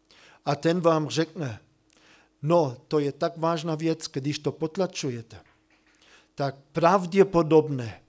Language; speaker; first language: Czech; non-native, fluent; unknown